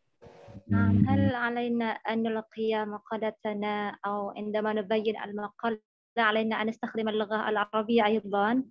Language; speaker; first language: Arabic; non-native, learner; Indonesian